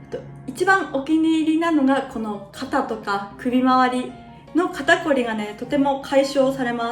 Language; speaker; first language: Japanese; native; Japanese